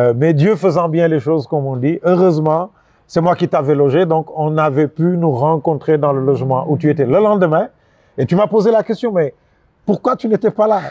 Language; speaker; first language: French; non-native, local second language; Wolof